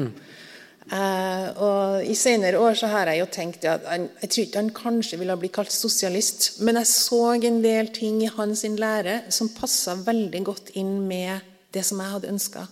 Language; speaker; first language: Norwegian; native; Norwegian